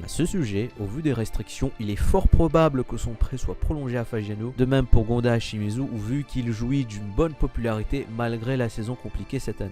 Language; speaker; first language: French; native; French